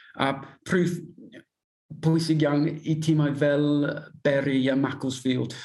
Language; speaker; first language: Welsh; non-native, learner; English